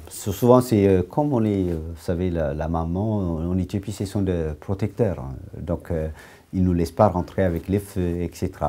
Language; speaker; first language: French; non-native, fluent; Amharic